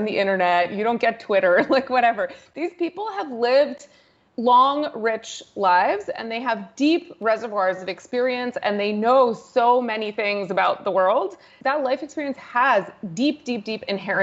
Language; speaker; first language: English; native; English